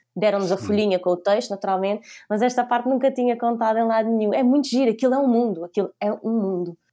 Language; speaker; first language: Portuguese; native; Portuguese